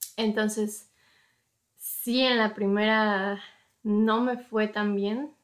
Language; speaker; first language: Spanish; native; Spanish